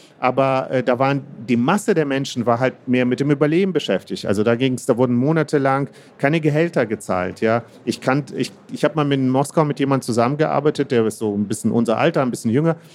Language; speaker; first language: German; early bilingual, other home language; Russian